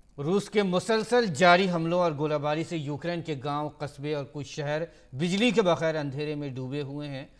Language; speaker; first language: Urdu; native; Urdu